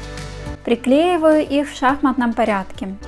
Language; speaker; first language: Russian; native; Russian